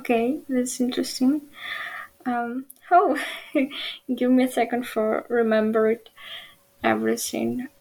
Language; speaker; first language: English; non-native, learner; Ukrainian